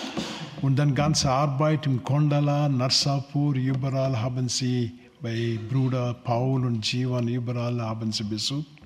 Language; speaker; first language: German; non-native, learner; Telugu